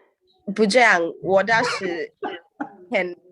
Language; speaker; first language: Chinese; non-native, learner; Swahili